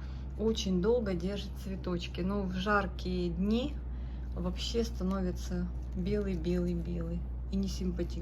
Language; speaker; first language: Russian; native; Russian